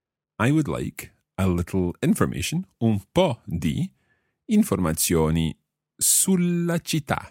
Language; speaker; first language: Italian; non-native, fluent; English